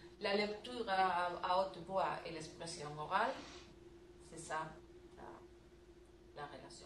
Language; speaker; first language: French; non-native, learner; Spanish